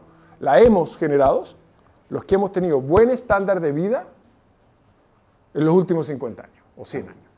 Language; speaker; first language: Spanish; native; Spanish